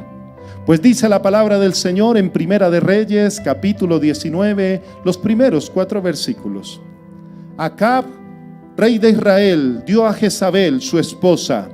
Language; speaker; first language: Spanish; native; Spanish